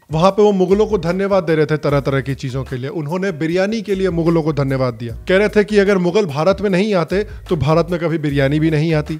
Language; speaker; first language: Hindi; native; Hindi